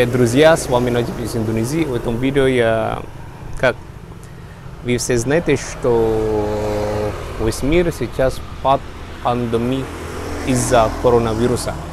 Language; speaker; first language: Russian; non-native, learner; Javanese